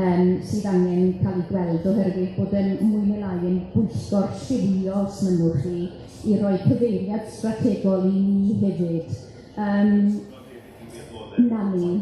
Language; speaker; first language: Welsh; native; Welsh